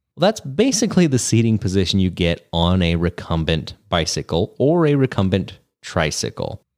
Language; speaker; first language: English; native; English